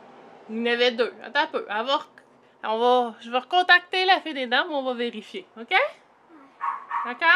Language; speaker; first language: French; native; French